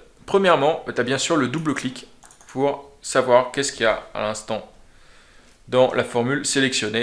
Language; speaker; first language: French; native; French